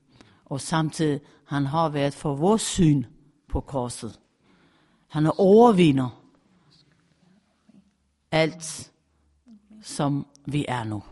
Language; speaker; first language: Danish; non-native, fluent; Persian